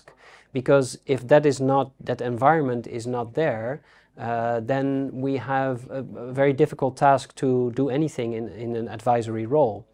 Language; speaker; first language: English; non-native, fluent; Dutch